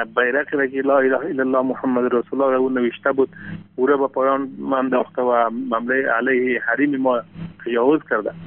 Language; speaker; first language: Persian; non-native, local second language; Pashto